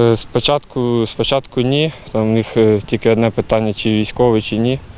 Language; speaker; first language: Ukrainian; native; Ukrainian